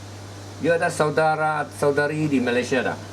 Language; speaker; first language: Malay; native; Malay